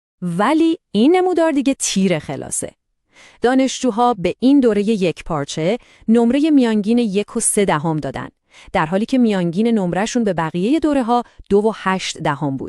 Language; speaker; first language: Persian; native; Persian